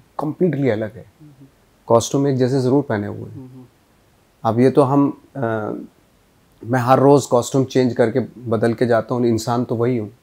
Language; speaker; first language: Hindi; native; Hindi